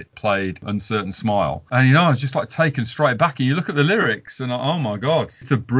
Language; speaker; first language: English; native; English